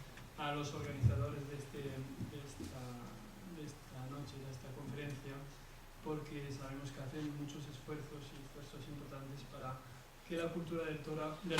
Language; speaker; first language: Spanish; non-native, fluent; French